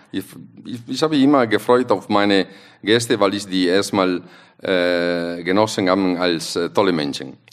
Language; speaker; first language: German; non-native, fluent; Italian